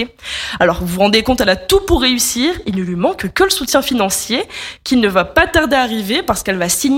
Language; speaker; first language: French; native; French